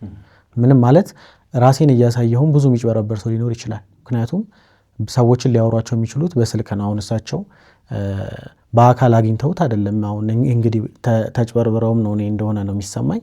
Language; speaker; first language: Amharic; native; Amharic